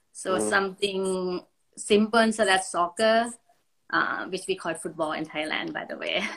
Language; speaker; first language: English; non-native, fluent; Thai